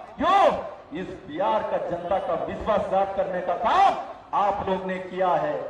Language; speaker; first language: Hindi; non-native, local second language; Kannada